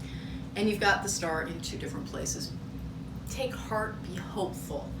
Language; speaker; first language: English; native; English